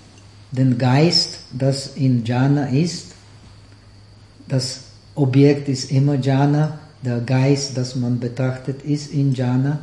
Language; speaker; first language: German; non-native, fluent; Czech